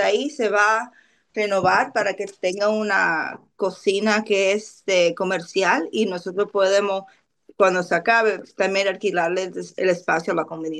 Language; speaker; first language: Spanish; early bilingual, other home language; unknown